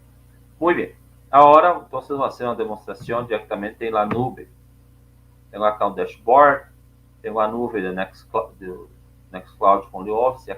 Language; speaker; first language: Spanish; non-native, learner; Portuguese